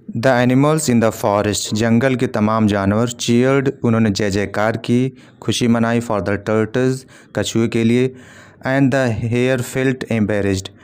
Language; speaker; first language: Hindi; native; Hindi